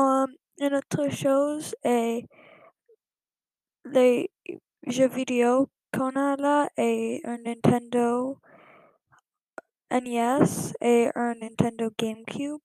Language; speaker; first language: French; non-native, learner; English